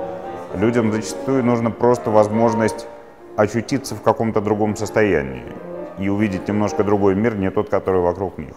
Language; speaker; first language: Russian; native; Russian